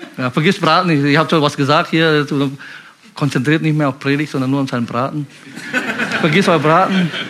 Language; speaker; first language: German; non-native, fluent; Indonesian